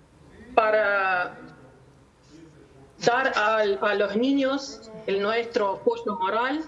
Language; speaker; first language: Spanish; non-native, learner; Ukrainian